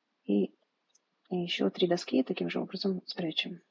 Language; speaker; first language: Russian; native; Russian